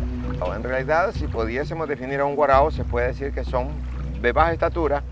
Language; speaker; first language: Spanish; native; Spanish